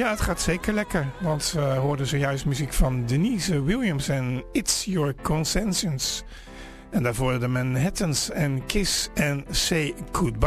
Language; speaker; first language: Dutch; native; Dutch